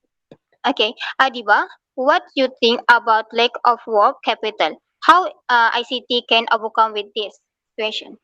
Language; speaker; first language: English; non-native, local second language; Malay